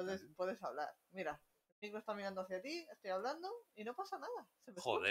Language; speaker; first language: Spanish; native; Spanish